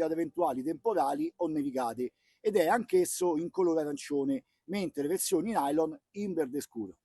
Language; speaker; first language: Italian; native; Italian